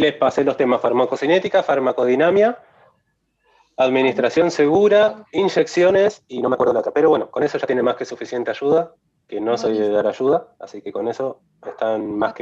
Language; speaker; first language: Spanish; native; Spanish